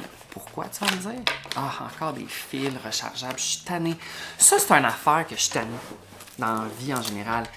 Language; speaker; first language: French; native; French